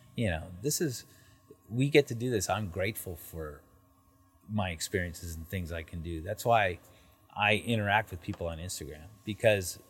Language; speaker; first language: English; native; English